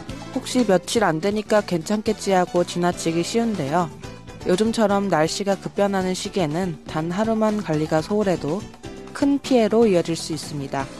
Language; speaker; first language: Korean; native; Korean